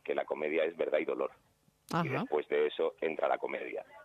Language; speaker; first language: Spanish; native; Spanish